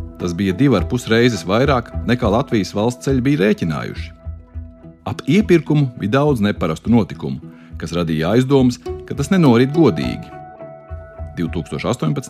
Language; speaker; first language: Latvian; native; Latvian